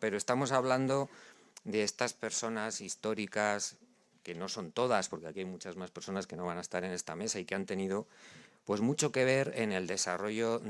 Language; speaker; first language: Spanish; native; Spanish